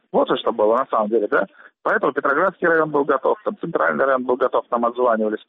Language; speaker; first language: Russian; native; Russian